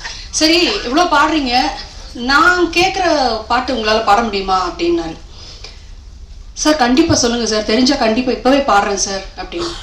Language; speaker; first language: Tamil; native; Tamil